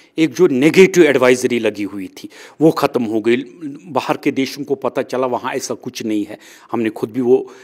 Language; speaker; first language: Hindi; non-native, local second language; Kashmiri